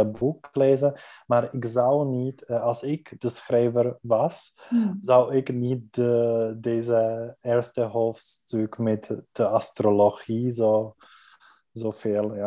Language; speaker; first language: Dutch; non-native, learner; Czech